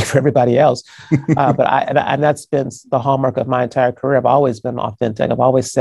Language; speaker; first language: English; native; English